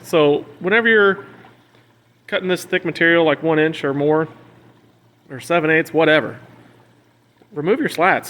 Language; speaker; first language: English; native; English